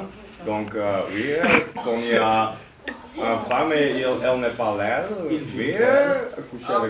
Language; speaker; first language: French; non-native, learner; Dutch